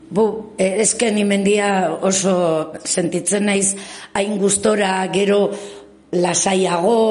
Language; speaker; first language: Basque; non-native, local second language; Spanish